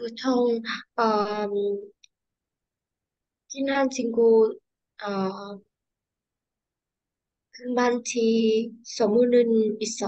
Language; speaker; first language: Korean; non-native, learner; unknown